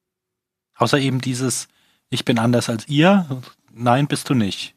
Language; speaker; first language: German; native; German